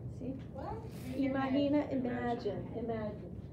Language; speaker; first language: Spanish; non-native, fluent; English